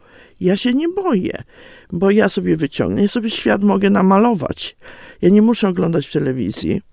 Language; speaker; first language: Polish; native; Polish